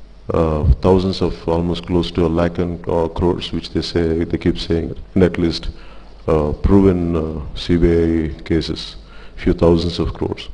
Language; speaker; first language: English; non-native, local second language; Telugu